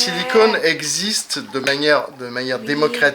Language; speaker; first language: French; native; French